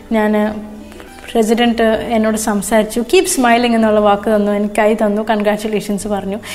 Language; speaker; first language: Malayalam; early bilingual, other home language; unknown